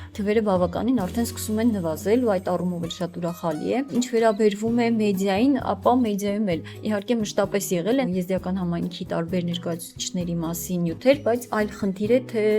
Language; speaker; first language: Armenian; non-native, local second language; Kurdish